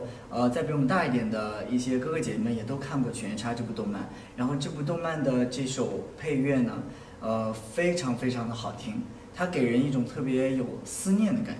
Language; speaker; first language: Chinese; native; Chinese